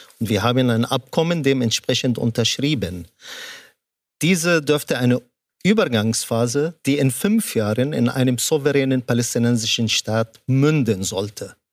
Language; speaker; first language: German; non-native, fluent; Arabic